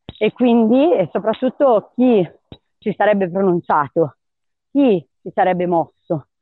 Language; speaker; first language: Italian; early bilingual, other home language; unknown